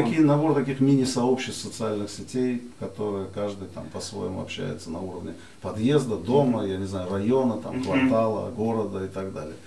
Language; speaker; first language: Russian; native; Russian